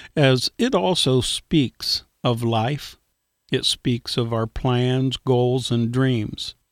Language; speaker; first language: English; native; English